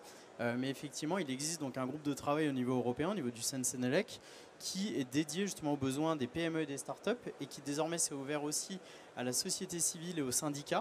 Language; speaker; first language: French; native; French